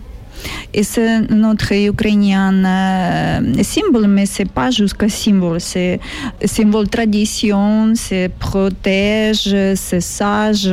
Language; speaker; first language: French; non-native, learner; Ukrainian